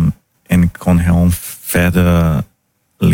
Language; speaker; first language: Dutch; non-native, fluent; Portuguese